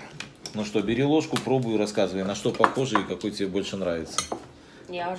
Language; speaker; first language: Russian; native; Russian